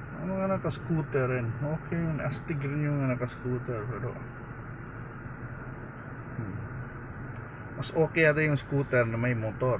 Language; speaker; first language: Filipino; non-native, local second language; Cebuano